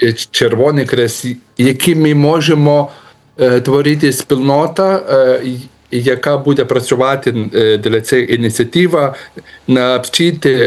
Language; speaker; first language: Ukrainian; non-native, learner; Lithuanian